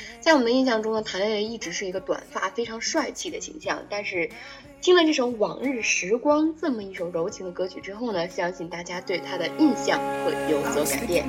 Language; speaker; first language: Chinese; native; Chinese